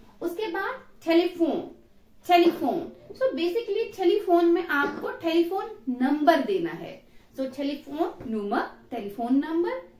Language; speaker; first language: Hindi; native; Hindi